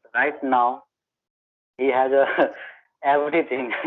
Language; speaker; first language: English; non-native, learner; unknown